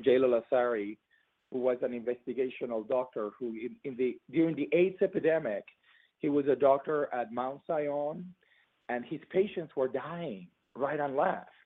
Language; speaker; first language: English; non-native, fluent; Spanish